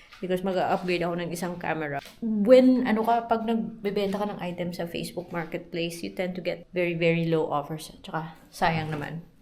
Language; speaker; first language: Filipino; non-native, local second language; Hiligaynon